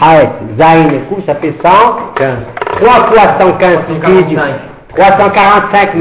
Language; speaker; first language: French; native; French